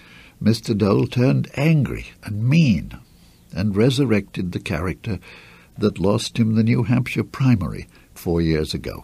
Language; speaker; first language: English; native; English